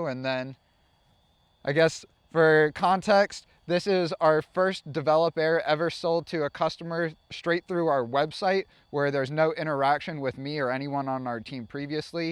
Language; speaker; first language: English; native; English